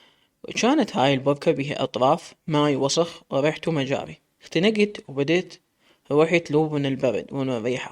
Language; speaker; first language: Arabic; native; Arabic